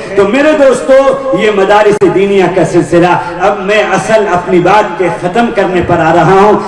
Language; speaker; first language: Urdu; non-native, local second language; Tamil